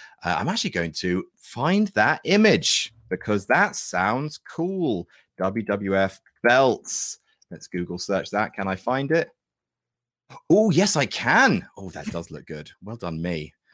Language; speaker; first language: English; native; English